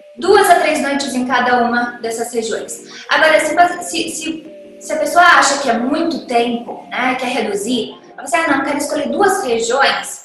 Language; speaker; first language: Portuguese; native; Portuguese